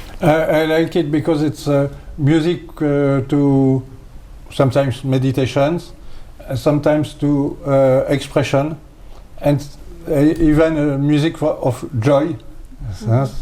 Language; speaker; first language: English; non-native, learner; French